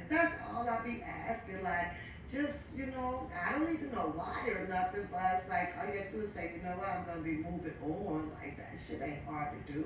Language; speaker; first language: English; native; English